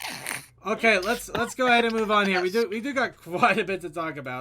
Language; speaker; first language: English; native; English